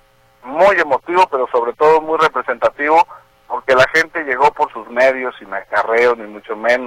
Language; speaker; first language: Spanish; native; Spanish